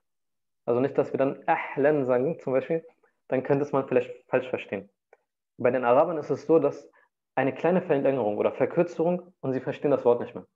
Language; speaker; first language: German; early bilingual, other home language; Turkish